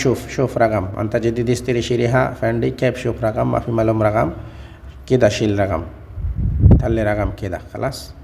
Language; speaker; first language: Arabic; non-native, learner; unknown